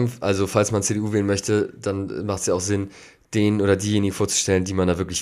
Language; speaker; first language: German; native; German